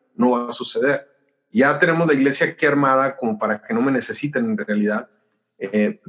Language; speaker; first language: Spanish; native; Spanish